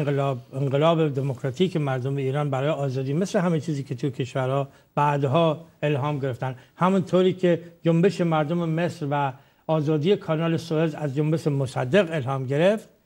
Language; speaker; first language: Persian; native; Persian